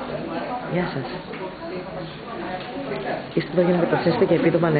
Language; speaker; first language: Greek; native; Greek